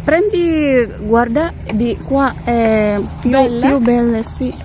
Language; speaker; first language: Italian; non-native, learner; Indonesian